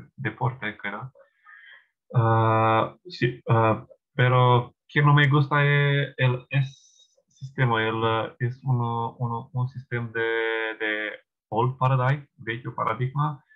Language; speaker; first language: Spanish; non-native, learner; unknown